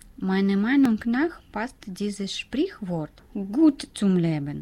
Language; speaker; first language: German; non-native, learner; Russian